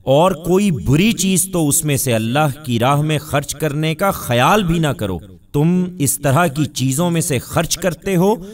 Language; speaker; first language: Urdu; non-native, local second language; Punjabi